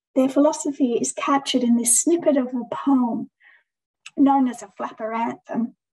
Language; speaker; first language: English; native; English